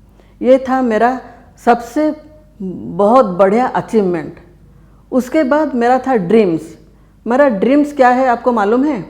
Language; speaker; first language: Hindi; non-native, local second language; Odia